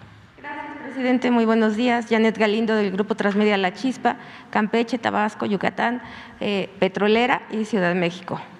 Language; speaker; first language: Spanish; native; Spanish